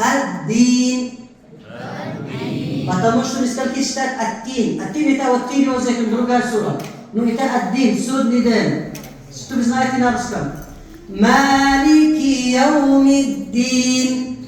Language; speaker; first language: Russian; non-native, learner; Arabic